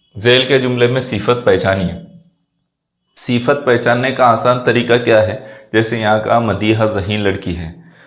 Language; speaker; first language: Urdu; native; Urdu